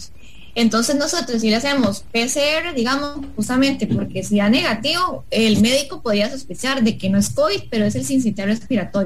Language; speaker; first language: Spanish; native; Spanish